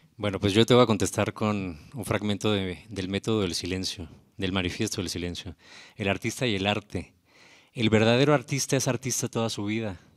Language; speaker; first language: Spanish; native; Spanish